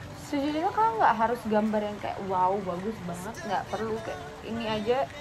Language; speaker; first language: Indonesian; native; Indonesian